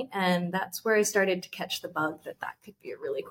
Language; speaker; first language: English; native; English